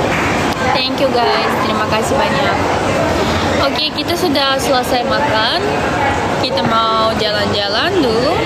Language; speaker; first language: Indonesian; non-native, learner; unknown